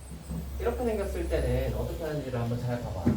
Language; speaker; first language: Korean; native; Korean